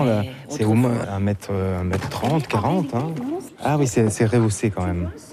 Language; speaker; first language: French; native; French